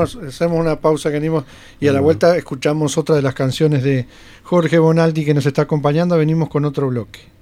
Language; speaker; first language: Spanish; native; Spanish